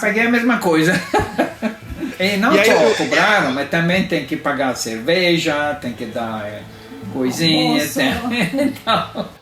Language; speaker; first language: Portuguese; non-native, fluent; Italian